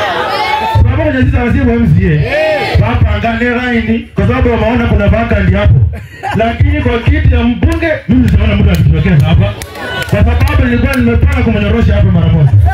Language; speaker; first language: Swahili; non-native, local second language; Luyia